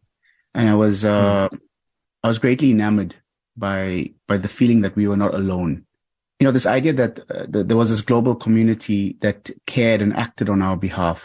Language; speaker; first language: English; native; English